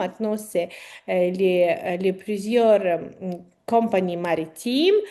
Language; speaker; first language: French; non-native, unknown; Ukrainian